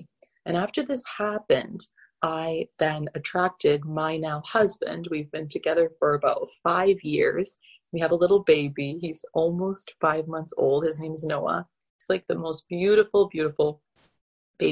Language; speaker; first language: English; native; English